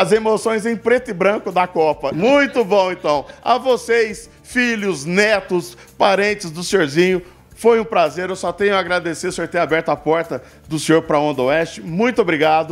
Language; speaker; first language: Portuguese; native; Portuguese